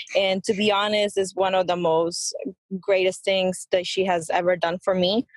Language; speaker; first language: English; early bilingual, other home language; Spanish